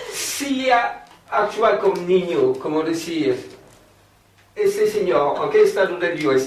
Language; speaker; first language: Spanish; non-native, fluent; French